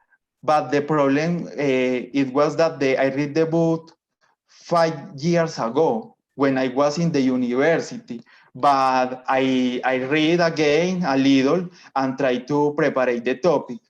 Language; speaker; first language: English; non-native, learner; Spanish